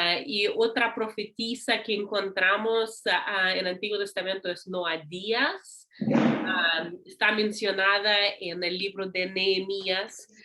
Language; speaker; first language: Spanish; non-native, learner; English